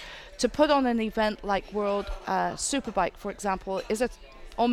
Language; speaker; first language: English; native; English